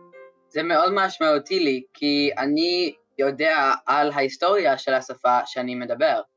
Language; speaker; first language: Hebrew; non-native, learner; English